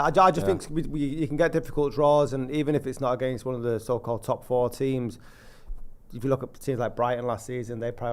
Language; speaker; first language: English; native; English